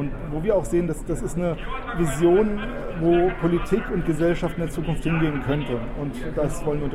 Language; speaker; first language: German; native; German